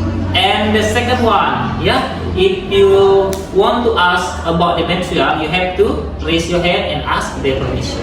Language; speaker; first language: English; non-native, fluent; Indonesian